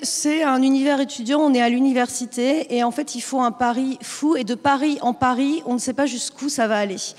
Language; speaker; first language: French; native; French